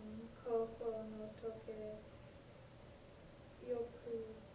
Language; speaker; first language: Japanese; non-native, learner; English